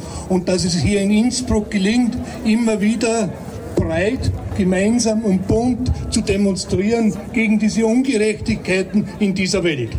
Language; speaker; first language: German; native; German